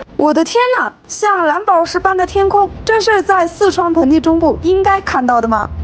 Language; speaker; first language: Chinese; non-native, local second language; Tibetan